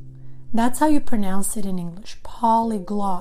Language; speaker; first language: English; non-native, fluent; Serbian